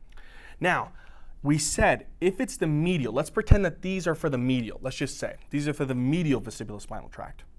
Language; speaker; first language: English; native; English